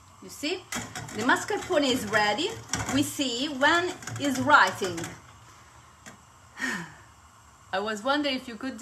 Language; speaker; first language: English; non-native, fluent; Italian